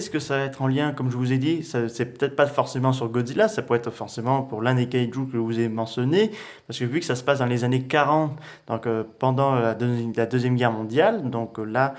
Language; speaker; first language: French; native; French